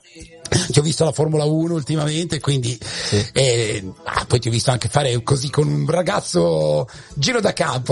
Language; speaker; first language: Italian; native; Italian